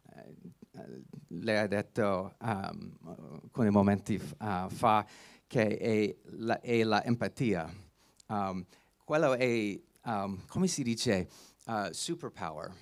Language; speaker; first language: Italian; non-native, learner; English